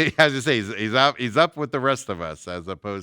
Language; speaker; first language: English; native; English